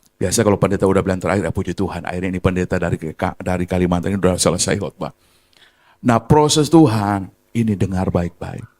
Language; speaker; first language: Indonesian; native; Indonesian